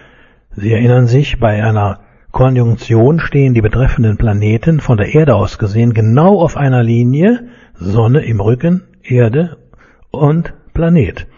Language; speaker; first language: German; native; German